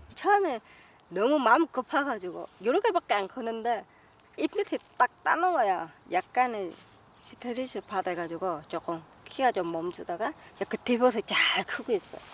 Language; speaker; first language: Korean; non-native, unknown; Vietnamese